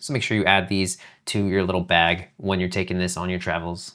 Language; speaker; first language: English; native; English